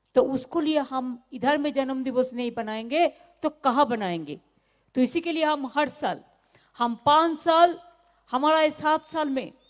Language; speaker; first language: Hindi; non-native, local second language; Bangla